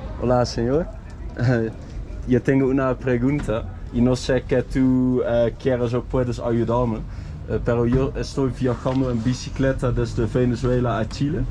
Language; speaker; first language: Spanish; non-native, learner; Dutch